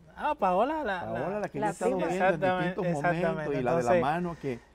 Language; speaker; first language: Spanish; native; Spanish